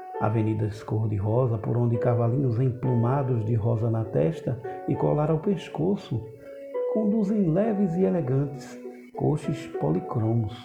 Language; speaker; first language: Portuguese; native; Portuguese